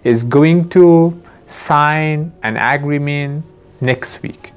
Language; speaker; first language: English; non-native, learner; Persian